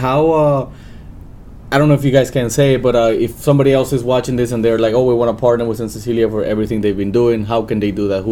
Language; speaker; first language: English; non-native, fluent; Spanish